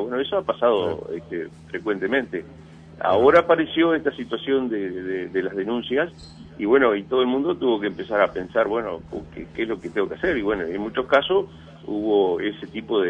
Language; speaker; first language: Spanish; native; Spanish